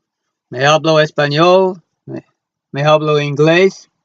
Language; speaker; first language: Spanish; non-native, learner; English